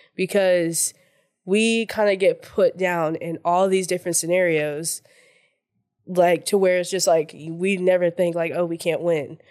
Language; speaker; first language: English; early bilingual, other home language; Haitian Creole